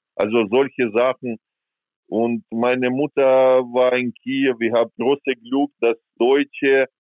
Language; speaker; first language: German; non-native, fluent; Ukrainian